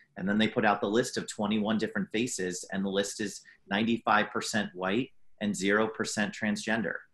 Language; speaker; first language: English; native; English